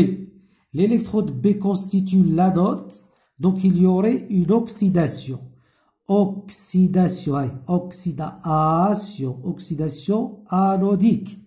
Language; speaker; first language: French; non-native, local second language; Arabic